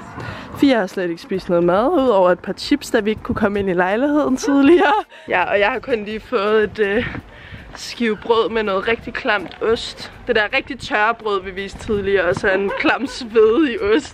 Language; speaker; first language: Danish; native; Danish